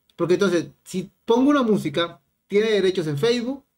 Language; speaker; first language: Spanish; native; Spanish